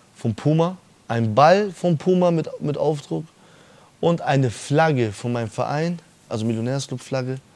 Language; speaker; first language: German; early bilingual, other home language; Persian